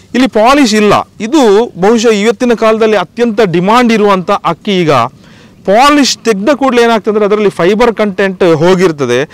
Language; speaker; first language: Kannada; non-native, local second language; Tulu